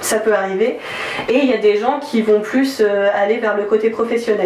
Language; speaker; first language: French; native; French